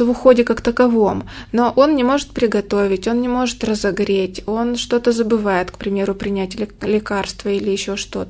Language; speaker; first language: Russian; native; Russian